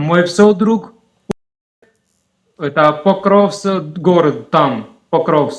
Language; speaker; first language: Russian; non-native, learner; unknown